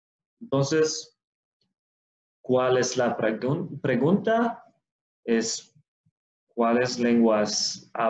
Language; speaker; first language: Spanish; non-native, fluent; Swedish